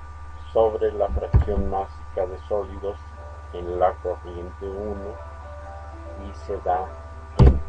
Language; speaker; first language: Spanish; native; Spanish